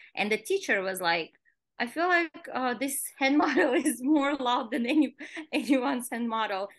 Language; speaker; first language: English; non-native, fluent; Kazakh